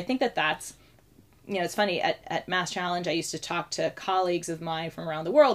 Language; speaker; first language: English; native; English